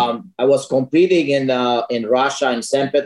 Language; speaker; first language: English; non-native, fluent; Romanian